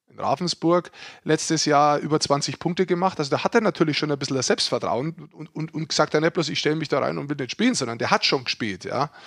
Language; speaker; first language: German; native; German